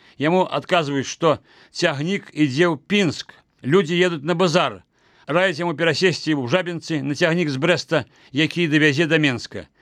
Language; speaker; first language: Belarusian; native; Belarusian